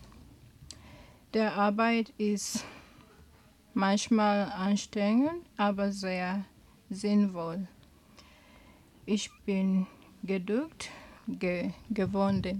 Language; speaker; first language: German; non-native, learner; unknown